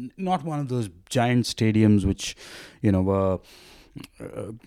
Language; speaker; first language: English; non-native, local second language; Tamil